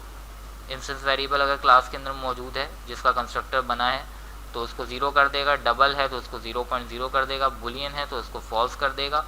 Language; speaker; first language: Hindi; native; Hindi